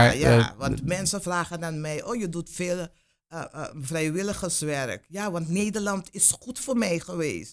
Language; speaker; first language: Dutch; non-native, local second language; Papiamento